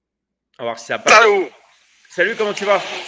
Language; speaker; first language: French; native; French